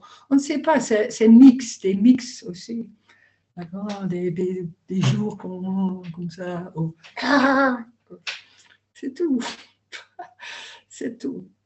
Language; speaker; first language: French; non-native, learner; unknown